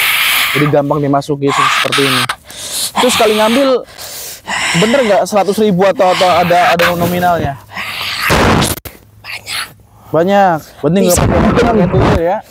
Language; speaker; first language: Indonesian; non-native, local second language; Sundanese